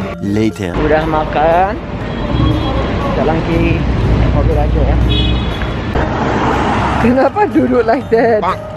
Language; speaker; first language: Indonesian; non-native, learner; Turkish